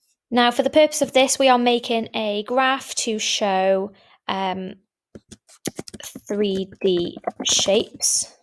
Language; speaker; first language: English; native; English